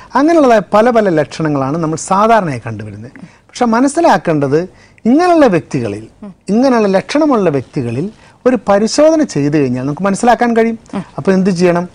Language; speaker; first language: Malayalam; native; Malayalam